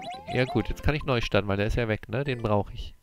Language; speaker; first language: German; native; German